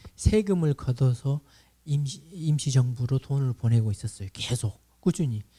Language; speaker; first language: Korean; native; Korean